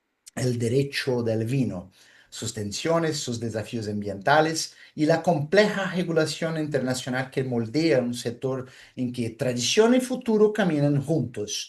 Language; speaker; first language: Spanish; non-native, fluent; Portuguese